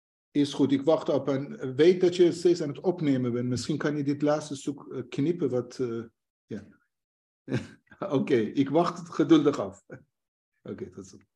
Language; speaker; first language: Dutch; non-native, fluent; Persian